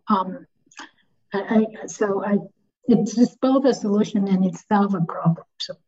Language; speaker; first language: English; non-native, local second language; Cantonese